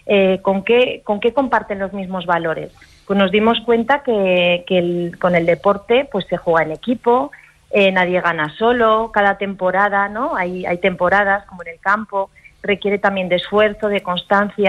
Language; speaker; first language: Spanish; native; Spanish